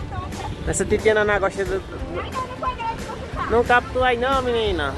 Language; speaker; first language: Portuguese; native; Portuguese